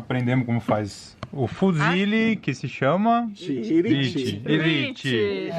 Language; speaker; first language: Portuguese; native; Portuguese